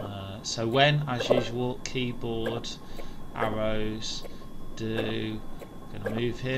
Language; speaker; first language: English; native; English